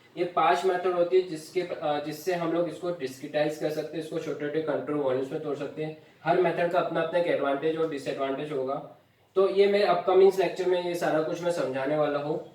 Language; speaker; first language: Hindi; non-native, local second language; Marathi